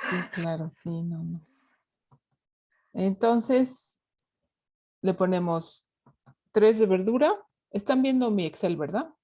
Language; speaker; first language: Spanish; native; Spanish